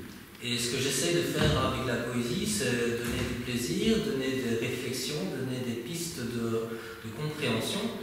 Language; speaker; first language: French; early bilingual, other home language; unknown